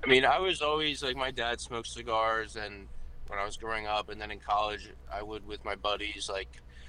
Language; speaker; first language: English; native; English